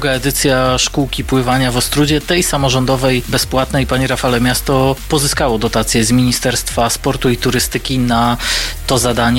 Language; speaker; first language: Polish; native; Polish